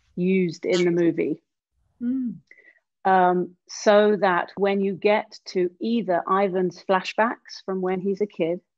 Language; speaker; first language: English; native; English